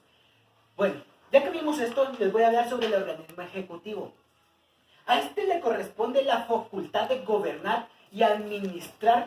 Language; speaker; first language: Spanish; native; Spanish